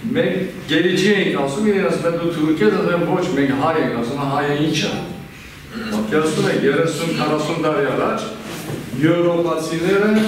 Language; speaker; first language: Armenian; non-native, fluent; Kurdish